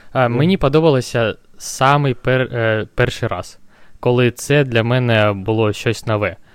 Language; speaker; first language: Ukrainian; non-native, local second language; Russian